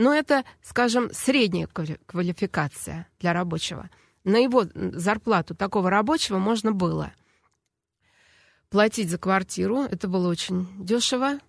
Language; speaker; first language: Russian; native; Russian